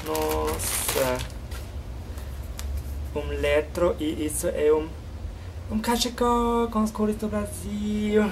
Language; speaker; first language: Portuguese; non-native, fluent; German